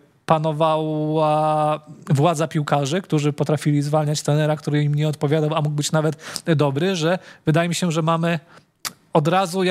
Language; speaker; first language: Polish; native; Polish